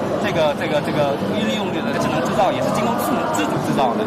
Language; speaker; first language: Chinese; native; Chinese